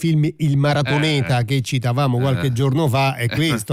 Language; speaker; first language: Italian; native; Italian